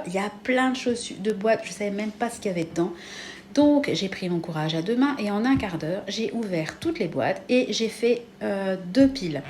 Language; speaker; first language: French; native; French